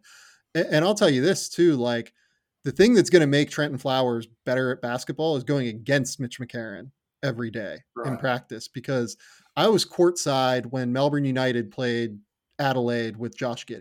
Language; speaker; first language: English; native; English